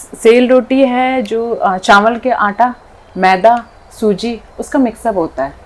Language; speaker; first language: Hindi; non-native, local second language; Nepali